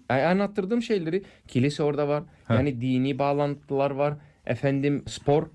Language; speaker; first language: Turkish; non-native, fluent; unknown